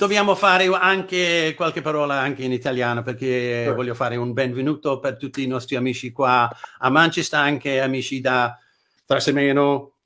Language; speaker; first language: Italian; non-native, fluent; English